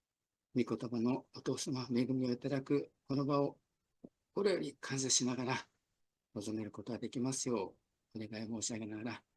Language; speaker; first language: Japanese; native; Japanese